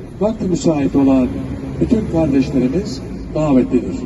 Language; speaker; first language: Turkish; native; Turkish